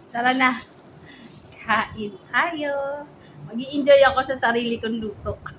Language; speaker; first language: Filipino; native; Filipino